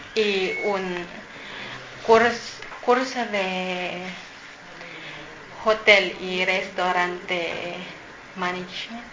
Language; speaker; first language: Spanish; non-native, learner; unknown